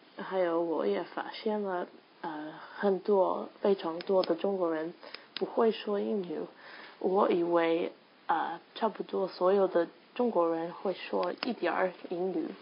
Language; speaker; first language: Chinese; non-native, learner; English